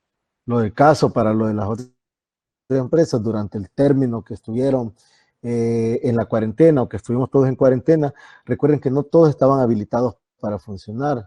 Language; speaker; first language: Spanish; native; Spanish